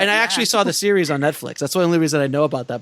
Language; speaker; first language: English; native; English